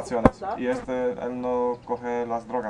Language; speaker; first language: Spanish; non-native, learner; Polish